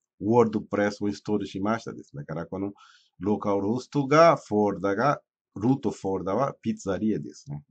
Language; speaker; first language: Japanese; non-native, fluent; Portuguese